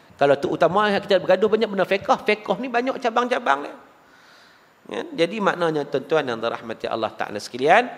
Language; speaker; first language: Malay; native; Malay